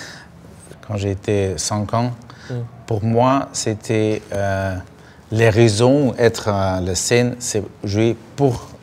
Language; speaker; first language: French; non-native, learner; Russian